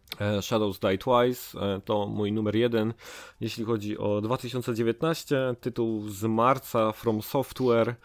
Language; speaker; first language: Polish; native; Polish